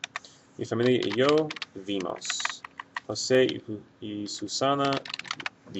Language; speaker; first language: Spanish; non-native, fluent; English